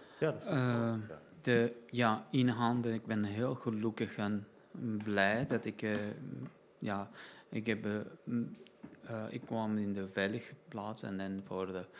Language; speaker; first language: Dutch; non-native, learner; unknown